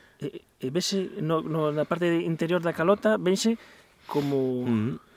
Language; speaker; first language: Galician; native; Galician